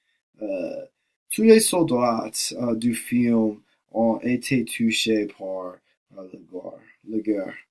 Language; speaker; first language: French; non-native, learner; English